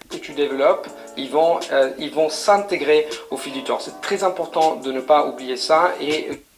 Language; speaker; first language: French; non-native, fluent; Italian